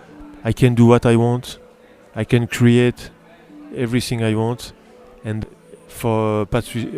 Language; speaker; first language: English; non-native, learner; French